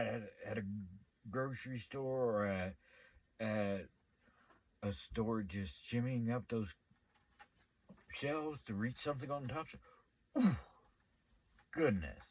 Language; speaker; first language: English; native; English